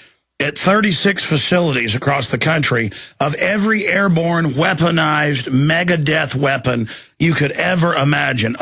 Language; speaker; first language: English; native; English